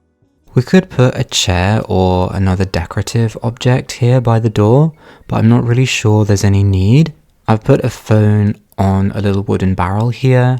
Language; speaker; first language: English; native; English